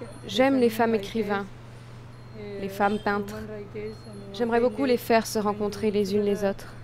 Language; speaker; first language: French; non-native, fluent; Malayalam